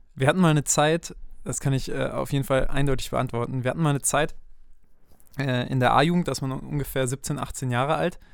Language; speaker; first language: German; native; German